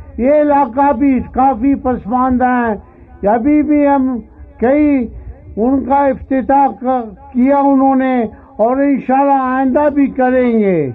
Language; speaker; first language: Urdu; non-native, local second language; Pashto